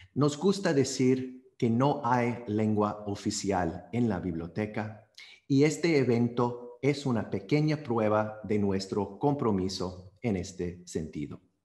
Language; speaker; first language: Spanish; non-native, fluent; English